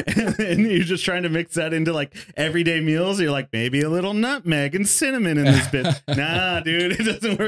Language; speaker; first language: English; native; English